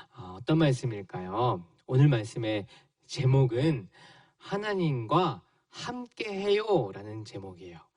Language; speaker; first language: Korean; native; Korean